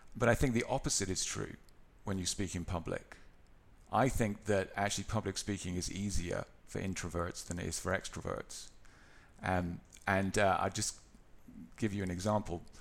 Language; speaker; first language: English; native; English